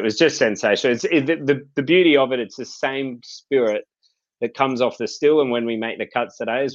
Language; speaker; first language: English; native; English